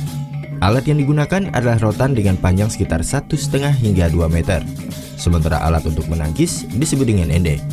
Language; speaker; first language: Indonesian; native; Indonesian